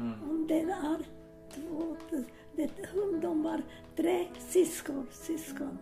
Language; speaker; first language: Swedish; non-native, learner; German